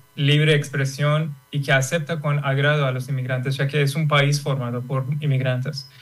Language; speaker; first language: Spanish; non-native, fluent; Persian